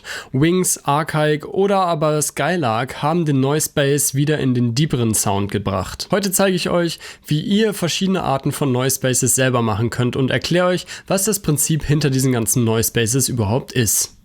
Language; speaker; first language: German; native; German